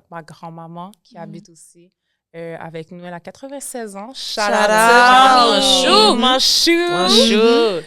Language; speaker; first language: French; native; French